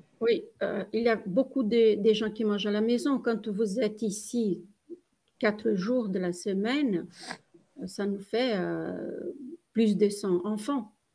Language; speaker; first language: French; non-native, fluent; Portuguese